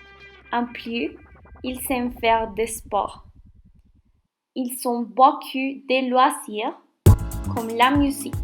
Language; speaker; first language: French; non-native, learner; Spanish